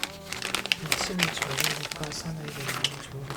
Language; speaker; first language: Korean; non-native, learner; Japanese